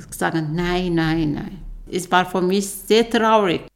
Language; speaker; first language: German; non-native, learner; Arabic